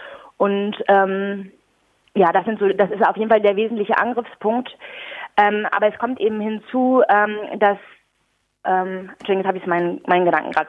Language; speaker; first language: German; native; German